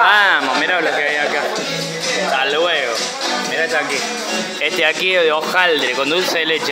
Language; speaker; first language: Spanish; native; Spanish